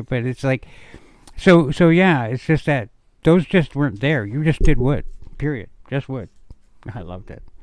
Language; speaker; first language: English; native; English